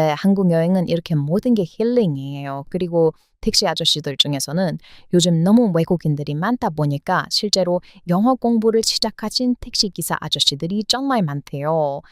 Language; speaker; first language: Korean; non-native, fluent; English